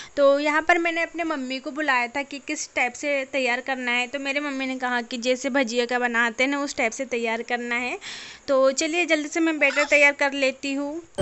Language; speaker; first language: Hindi; non-native, local second language; Marathi